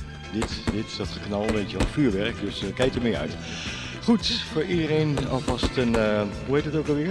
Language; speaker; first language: Dutch; native; Dutch